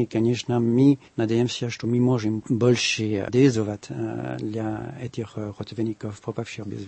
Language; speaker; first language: Russian; non-native, fluent; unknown